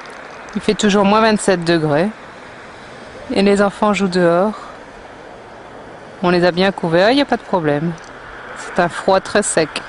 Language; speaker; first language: French; native; French